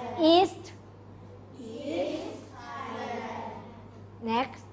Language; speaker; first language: English; non-native, local second language; Thai